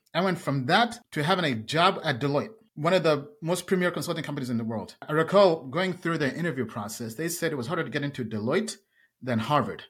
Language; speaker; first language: English; early bilingual, other home language; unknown